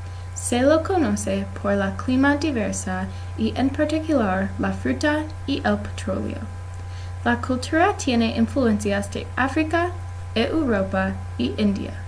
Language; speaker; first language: Spanish; non-native, learner; English